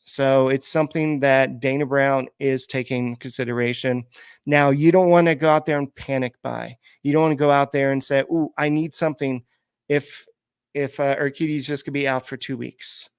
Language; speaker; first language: English; native; English